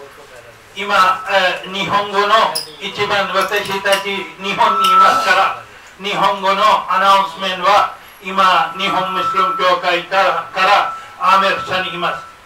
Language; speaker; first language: Japanese; non-native, learner; Urdu